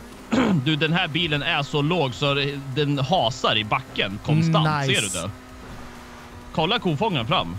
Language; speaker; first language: Swedish; native; Swedish